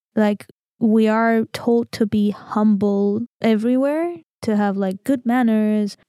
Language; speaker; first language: English; non-native, fluent; Armenian